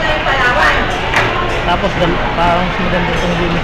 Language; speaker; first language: Filipino; early bilingual, heritage; Filipino